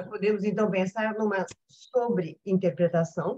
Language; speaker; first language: French; non-native, fluent; Portuguese